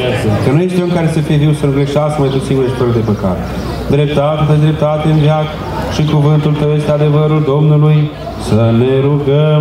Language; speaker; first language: Romanian; native; Romanian